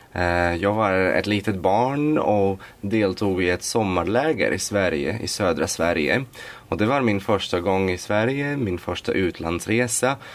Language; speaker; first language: Swedish; non-native, fluent; Latvian